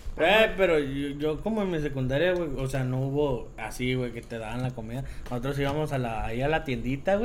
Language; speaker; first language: Spanish; native; Spanish